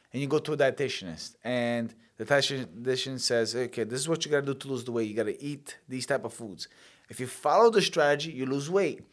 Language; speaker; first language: English; early bilingual, other home language; Italian